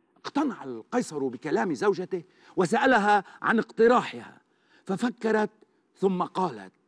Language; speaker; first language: Arabic; non-native, fluent; Turkish